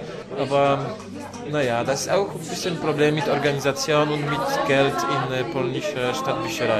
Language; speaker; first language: German; non-native, learner; Polish